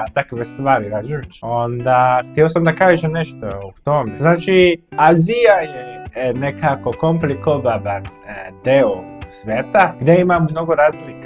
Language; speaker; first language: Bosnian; non-native, learner; Korean